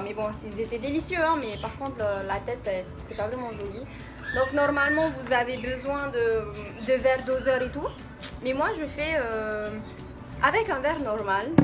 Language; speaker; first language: French; native; French